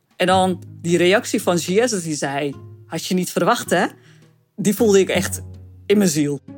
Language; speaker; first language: Dutch; early bilingual, other home language; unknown